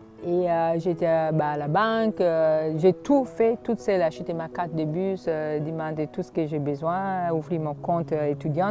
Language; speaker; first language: French; non-native, fluent; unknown